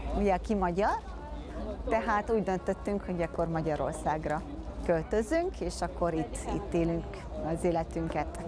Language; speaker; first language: Hungarian; non-native, fluent; Bulgarian